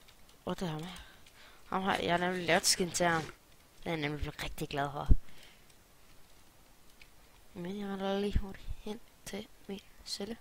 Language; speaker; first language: Danish; native; Danish